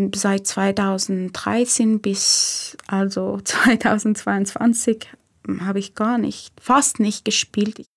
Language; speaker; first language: German; non-native, fluent; Persian